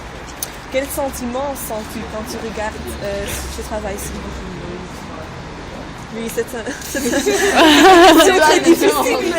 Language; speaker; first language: French; non-native, learner; Dutch